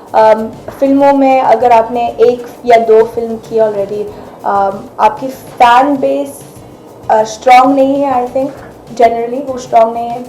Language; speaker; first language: Hindi; non-native, fluent; Arabic